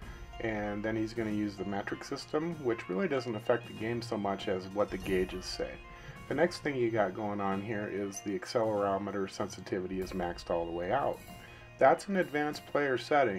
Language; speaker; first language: English; native; English